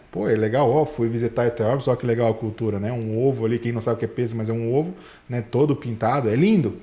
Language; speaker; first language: Portuguese; native; Portuguese